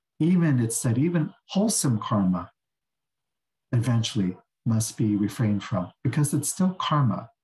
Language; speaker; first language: English; native; English